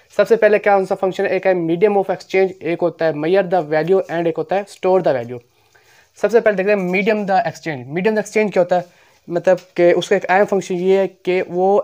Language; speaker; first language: Urdu; non-native, local second language; Punjabi